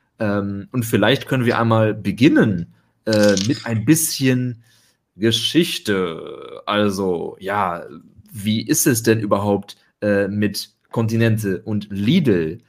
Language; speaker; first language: German; native; German